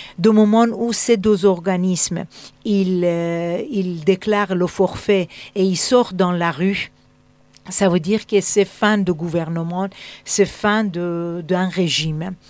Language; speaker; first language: French; non-native, fluent; Persian